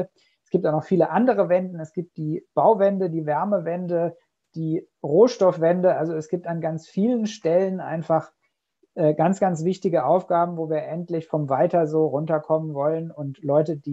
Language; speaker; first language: German; native; German